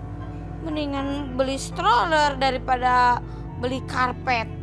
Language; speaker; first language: Indonesian; native; Indonesian